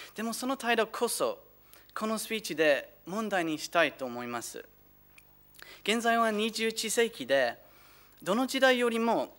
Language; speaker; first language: Japanese; non-native, fluent; English